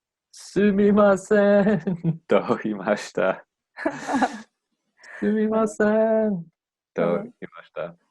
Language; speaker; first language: Japanese; non-native, learner; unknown